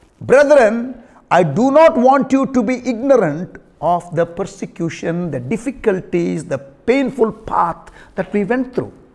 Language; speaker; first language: English; non-native, local second language; Tamil